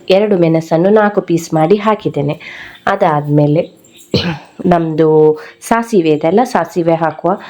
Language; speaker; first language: Kannada; non-native, local second language; Tulu